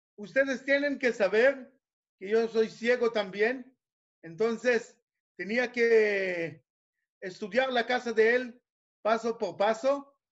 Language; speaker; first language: Spanish; non-native, fluent; Hebrew